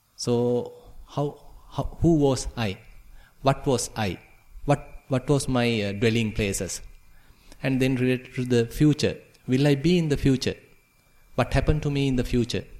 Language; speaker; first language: English; non-native, local second language; Sinhala